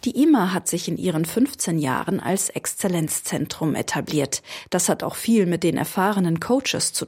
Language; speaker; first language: German; native; German